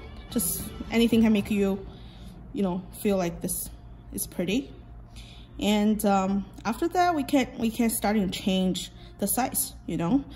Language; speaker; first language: English; non-native, learner; Chinese